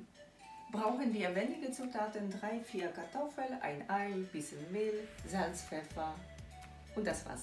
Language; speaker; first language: German; non-native, fluent; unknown